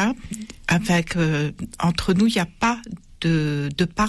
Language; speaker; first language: French; native; French